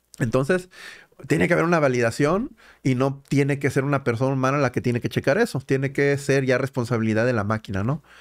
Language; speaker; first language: Spanish; native; Spanish